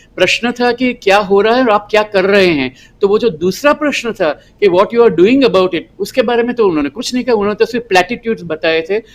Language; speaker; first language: Hindi; non-native, local second language; Gujarati